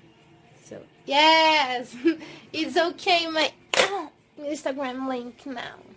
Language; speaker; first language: English; non-native, fluent; Portuguese